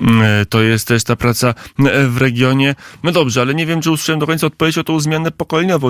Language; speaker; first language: Polish; native; Polish